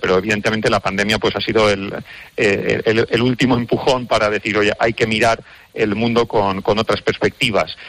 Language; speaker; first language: Spanish; native; Spanish